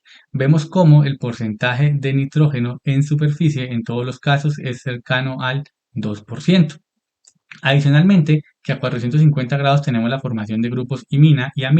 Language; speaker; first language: Spanish; native; Spanish